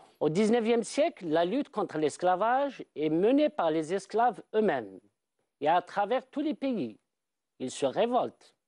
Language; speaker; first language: French; non-native, local second language; Arabic